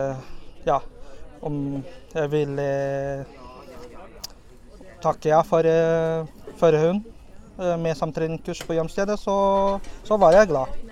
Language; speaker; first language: Norwegian; non-native, fluent; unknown